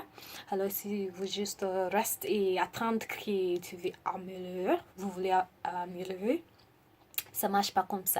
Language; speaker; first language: French; non-native, learner; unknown